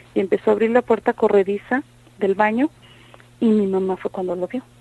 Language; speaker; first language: Spanish; native; Spanish